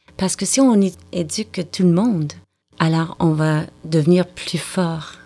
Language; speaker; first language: French; native; French